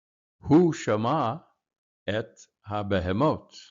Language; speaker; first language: Hebrew; non-native, fluent; English